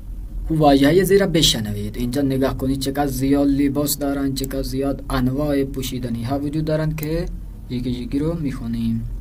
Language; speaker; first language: Persian; non-native, fluent; Urdu